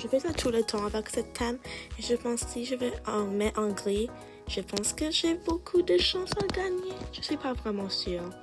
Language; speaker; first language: French; non-native, learner; English